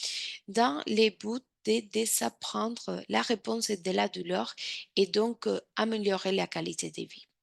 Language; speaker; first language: French; non-native, fluent; Spanish